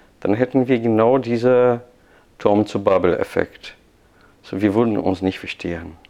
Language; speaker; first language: German; non-native, fluent; Portuguese